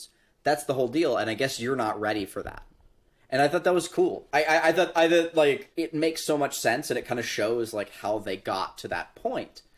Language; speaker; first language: English; native; English